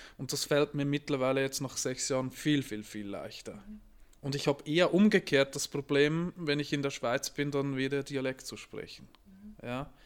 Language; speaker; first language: German; native; German